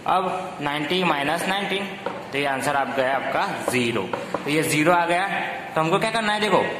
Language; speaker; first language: Hindi; non-native, local second language; Gujarati